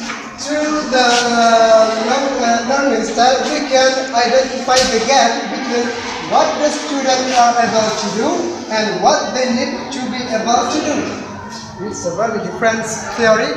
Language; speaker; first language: English; non-native, learner; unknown